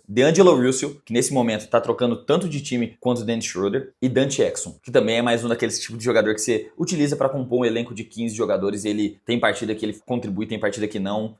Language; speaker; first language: Portuguese; native; Portuguese